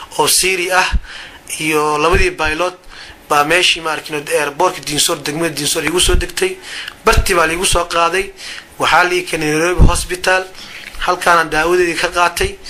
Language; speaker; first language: Somali; non-native, local second language; Maay